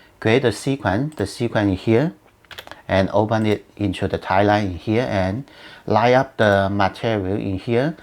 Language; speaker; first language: English; non-native, learner; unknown